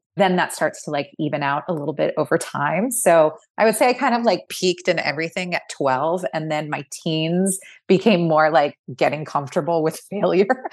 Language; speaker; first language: English; native; English